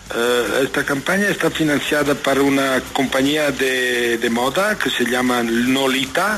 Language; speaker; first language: Spanish; non-native, learner; Italian